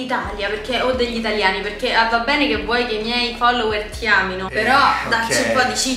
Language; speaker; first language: Italian; native; Italian